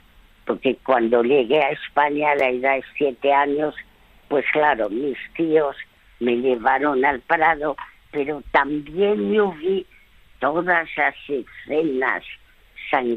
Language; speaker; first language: Spanish; early bilingual, other home language; French